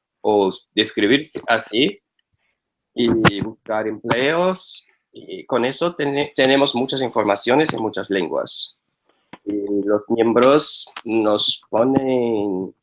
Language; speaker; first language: Spanish; non-native, fluent; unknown